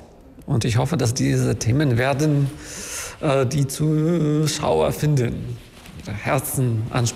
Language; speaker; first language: German; non-native, fluent; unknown